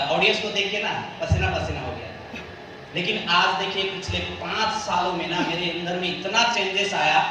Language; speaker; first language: Hindi; non-native, local second language; Nepali